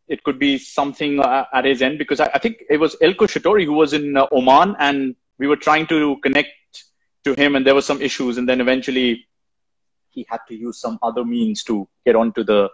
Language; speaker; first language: English; non-native, local second language; Hindi